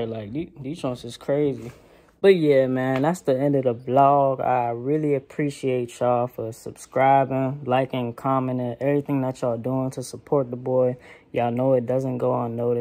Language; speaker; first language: English; native; English